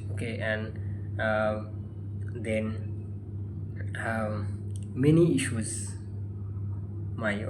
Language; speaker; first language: English; non-native, learner; Bangla